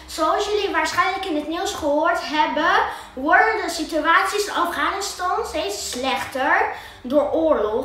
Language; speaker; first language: Dutch; early bilingual, other home language; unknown